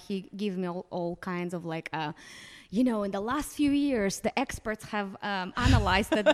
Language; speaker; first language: English; non-native, fluent; Romanian